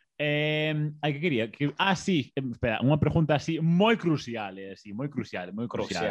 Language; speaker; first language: Galician; non-native, local second language; Spanish